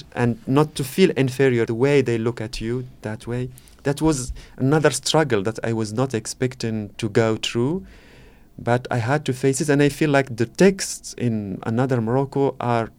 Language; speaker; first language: English; non-native, fluent; Arabic